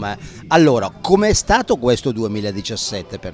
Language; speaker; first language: Italian; native; Italian